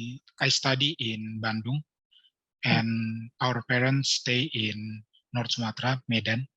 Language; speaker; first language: English; non-native, learner; Indonesian